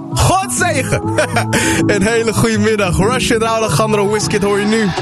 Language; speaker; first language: Dutch; early bilingual, other home language; Kinyarwanda